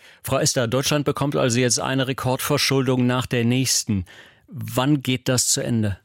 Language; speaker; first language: German; native; German